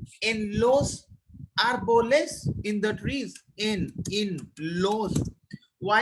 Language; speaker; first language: Spanish; non-native, learner; Hindi